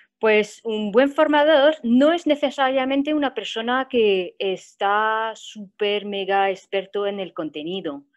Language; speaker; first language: Spanish; non-native, fluent; French